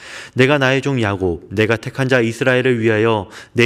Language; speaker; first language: Korean; native; Korean